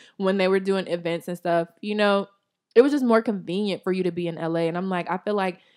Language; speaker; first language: English; native; English